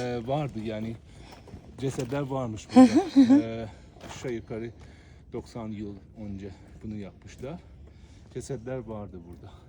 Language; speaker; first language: Turkish; non-native, learner; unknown